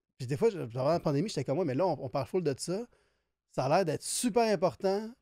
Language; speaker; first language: French; native; French